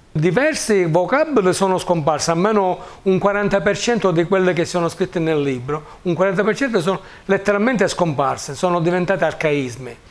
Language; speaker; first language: Italian; native; Italian